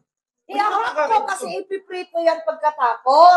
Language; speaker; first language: Filipino; native; Filipino